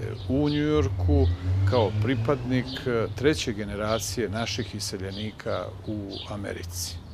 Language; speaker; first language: Bosnian; native; Bosnian